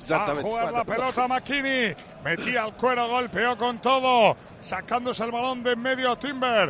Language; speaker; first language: Spanish; native; Spanish